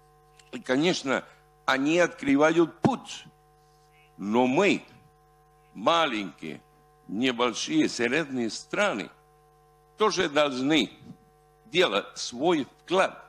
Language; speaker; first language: Russian; non-native, fluent; Spanish